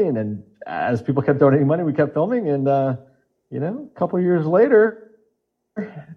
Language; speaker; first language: English; native; English